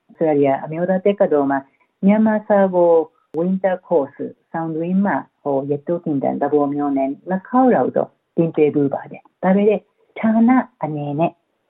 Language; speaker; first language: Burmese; non-native, fluent; Japanese